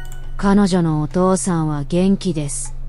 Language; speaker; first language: Japanese; non-native, learner; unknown